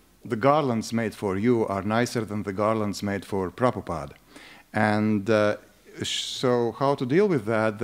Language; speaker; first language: English; non-native, fluent; Latvian